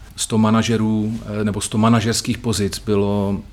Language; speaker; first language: Czech; native; Czech